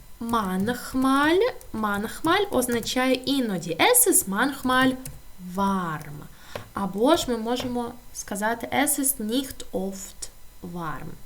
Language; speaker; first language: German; non-native, learner; Ukrainian